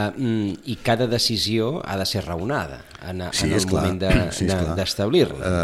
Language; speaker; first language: Catalan; native; Catalan